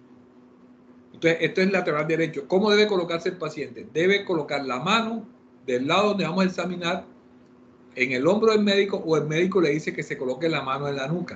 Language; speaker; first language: Spanish; native; Spanish